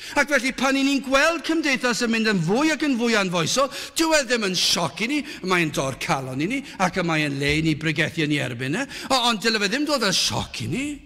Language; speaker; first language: Welsh; native; Welsh